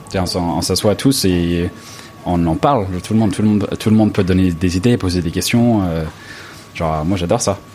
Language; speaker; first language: French; non-native, fluent; English